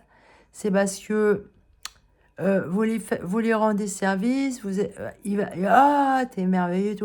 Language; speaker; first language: French; native; French